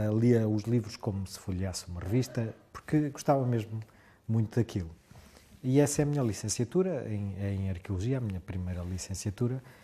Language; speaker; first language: Portuguese; native; Portuguese